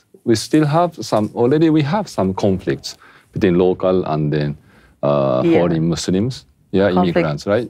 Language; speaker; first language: English; non-native, fluent; Japanese